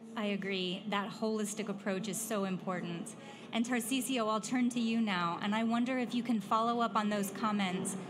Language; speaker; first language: English; native; English